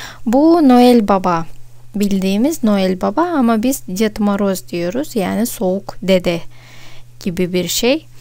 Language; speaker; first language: Turkish; non-native, fluent; Russian